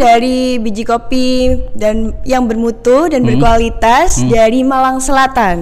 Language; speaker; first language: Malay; non-native, local second language; Javanese